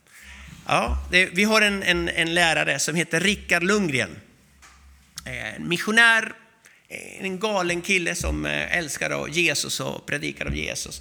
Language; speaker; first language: Swedish; non-native, fluent; Spanish